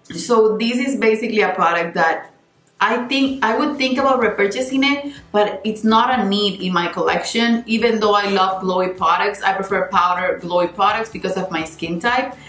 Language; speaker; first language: English; non-native, fluent; Spanish